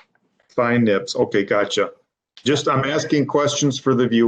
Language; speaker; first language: English; native; English